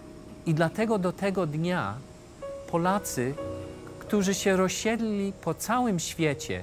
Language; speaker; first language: Polish; early bilingual, heritage; English